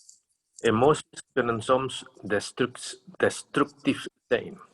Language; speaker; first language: Dutch; non-native, fluent; Indonesian